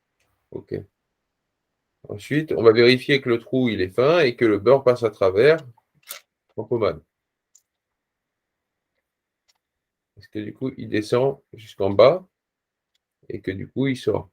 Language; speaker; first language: French; native; French